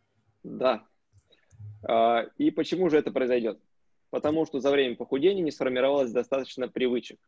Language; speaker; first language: Russian; native; Russian